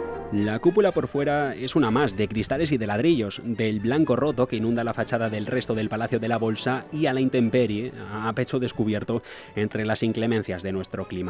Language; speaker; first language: Spanish; native; Spanish